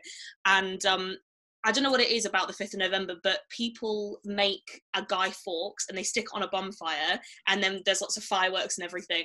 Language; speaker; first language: English; native; English